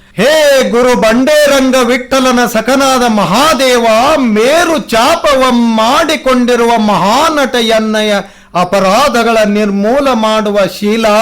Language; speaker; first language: Kannada; native; Kannada